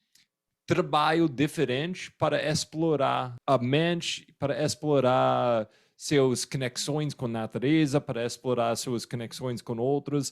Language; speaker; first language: Portuguese; non-native, fluent; English